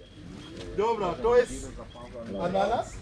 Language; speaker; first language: Polish; non-native, learner; Swahili